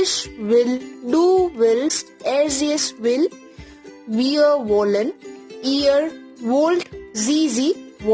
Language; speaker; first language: German; non-native, learner; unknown